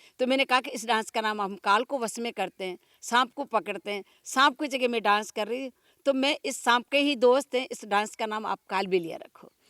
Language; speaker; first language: Hindi; non-native, local second language; Rajasthani